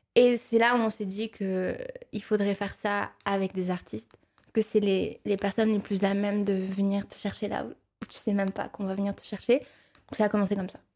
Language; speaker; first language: French; non-native, local second language; Arabic